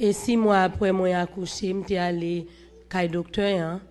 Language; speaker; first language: French; non-native, local second language; Haitian Creole